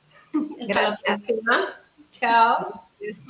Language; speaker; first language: Spanish; native; Spanish